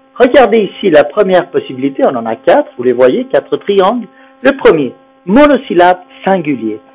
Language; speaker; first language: French; non-native, fluent; Spanish